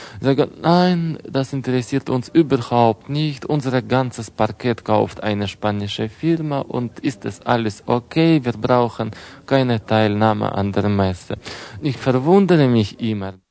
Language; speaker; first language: German; non-native, fluent; Russian